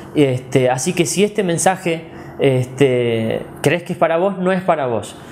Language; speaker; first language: Spanish; native; Spanish